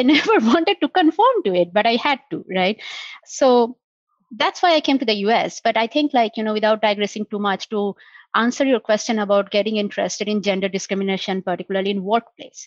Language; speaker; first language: English; non-native, local second language; Bangla